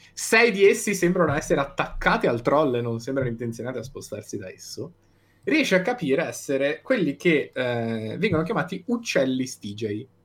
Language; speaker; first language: Italian; native; Italian